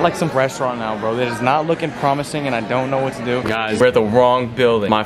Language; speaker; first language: English; native; English